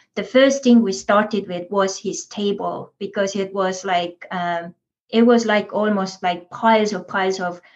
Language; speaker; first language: English; non-native, fluent; Estonian